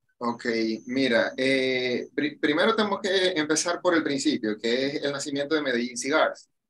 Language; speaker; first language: Spanish; native; Spanish